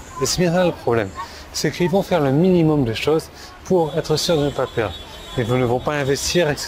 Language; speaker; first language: French; native; French